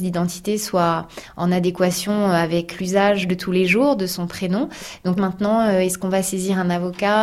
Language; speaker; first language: French; native; French